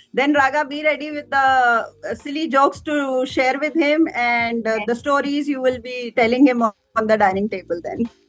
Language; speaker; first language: Hindi; native; Hindi